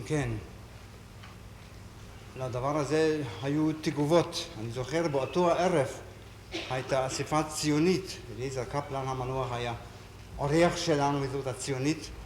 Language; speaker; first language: Hebrew; non-native, fluent; German